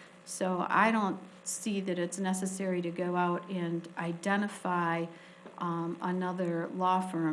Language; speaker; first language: English; native; English